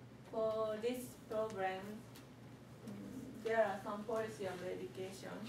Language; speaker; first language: English; non-native, learner; Japanese